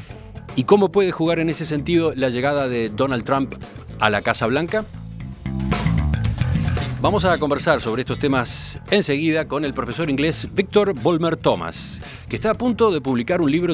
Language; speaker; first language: Spanish; native; Spanish